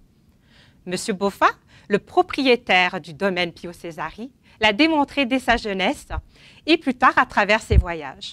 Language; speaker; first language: French; native; French